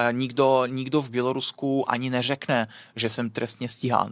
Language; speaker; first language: Czech; non-native, fluent; Belarusian